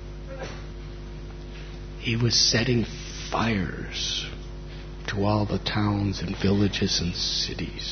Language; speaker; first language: English; native; English